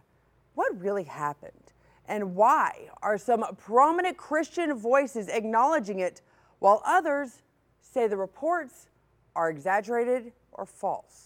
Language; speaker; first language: English; native; English